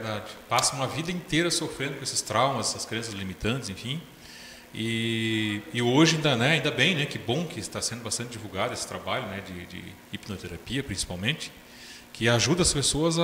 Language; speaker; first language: Portuguese; native; Portuguese